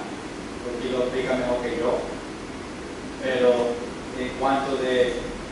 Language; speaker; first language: Spanish; early bilingual, heritage; English